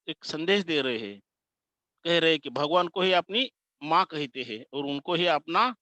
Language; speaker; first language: Hindi; non-native, local second language; Marathi